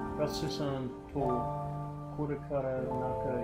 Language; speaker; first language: Japanese; non-native, learner; English